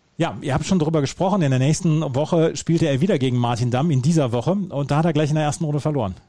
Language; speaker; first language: German; native; German